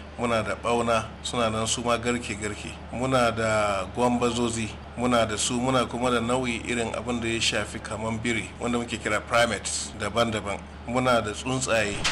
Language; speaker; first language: Hausa; native; Hausa